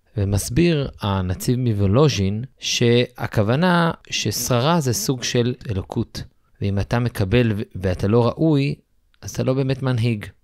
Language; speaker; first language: Hebrew; native; Hebrew